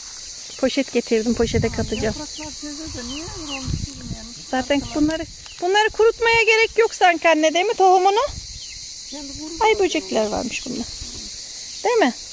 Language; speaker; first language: Turkish; native; Turkish